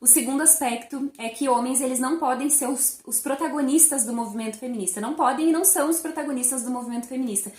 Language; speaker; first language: Portuguese; native; Portuguese